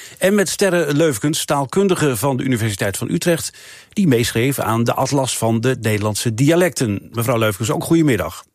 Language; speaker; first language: Dutch; native; Dutch